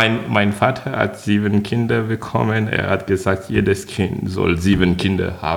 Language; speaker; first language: German; non-native, fluent; French